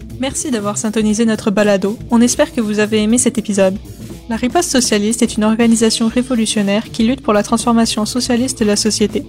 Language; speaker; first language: French; native; French